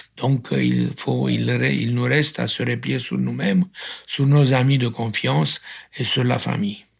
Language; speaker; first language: French; non-native, fluent; Romanian